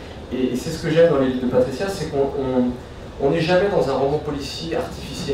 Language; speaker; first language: French; native; French